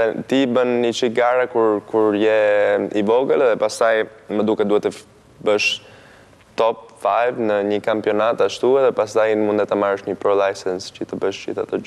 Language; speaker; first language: Albanian; early bilingual, heritage; Albanian